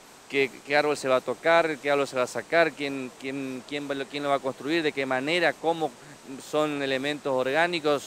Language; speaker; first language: Spanish; native; Spanish